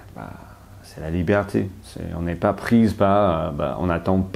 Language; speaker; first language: French; non-native, fluent; English